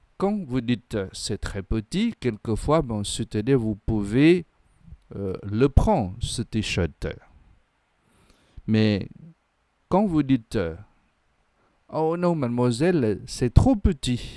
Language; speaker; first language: French; non-native, fluent; Khmer